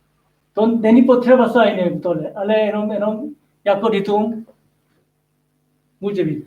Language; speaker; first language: Czech; non-native, learner; Korean